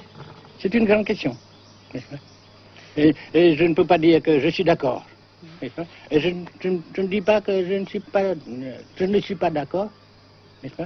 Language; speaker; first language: French; non-native, local second language; Vietnamese